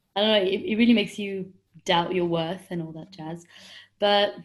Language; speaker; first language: English; non-native, fluent; French